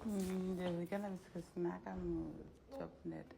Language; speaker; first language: Danish; non-native, learner; Swahili